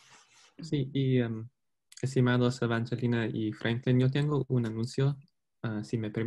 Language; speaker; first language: Spanish; non-native, fluent; English